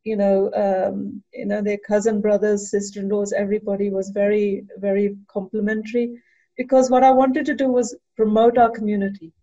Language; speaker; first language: English; early bilingual, other home language; Punjabi